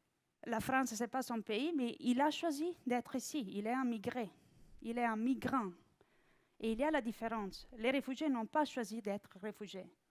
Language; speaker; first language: French; non-native, fluent; Italian